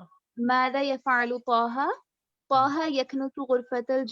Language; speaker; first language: Arabic; non-native, learner; Urdu